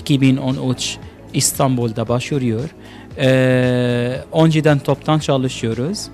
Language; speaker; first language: Turkish; non-native, learner; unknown